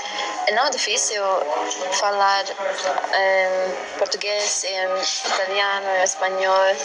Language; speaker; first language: Portuguese; non-native, learner; Latvian